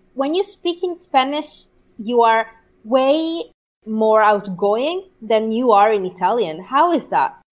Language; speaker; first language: English; non-native, fluent; Italian